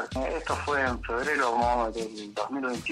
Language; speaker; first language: Spanish; native; Spanish